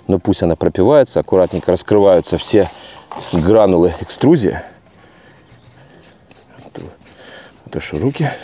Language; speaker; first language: Russian; native; Russian